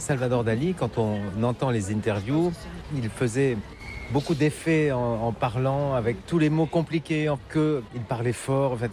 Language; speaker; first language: French; native; French